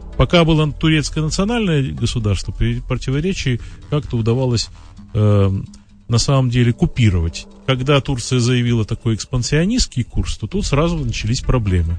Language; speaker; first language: Russian; native; Russian